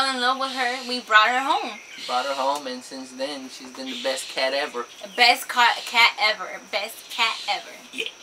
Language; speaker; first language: English; early bilingual, other home language; Spanish